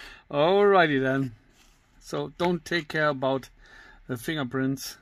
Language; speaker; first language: English; non-native, learner; German